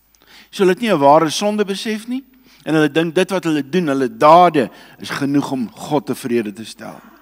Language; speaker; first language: Afrikaans; native; Afrikaans